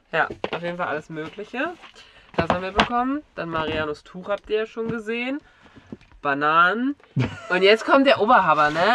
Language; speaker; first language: German; native; German